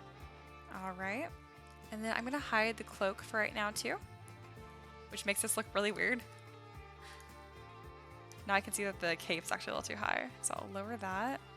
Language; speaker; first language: English; native; English